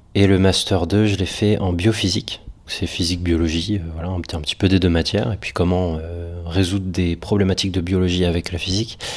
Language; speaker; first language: French; native; French